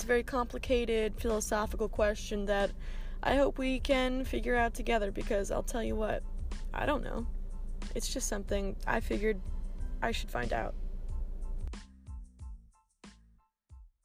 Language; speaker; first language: English; native; English